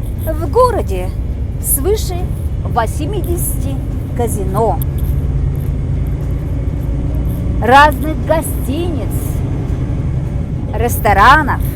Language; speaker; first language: Russian; non-native, local second language; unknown